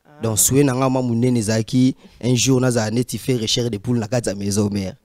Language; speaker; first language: French; non-native, local second language; Lingala